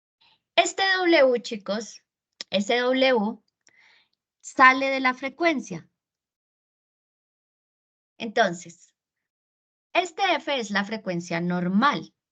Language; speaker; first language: Spanish; native; Spanish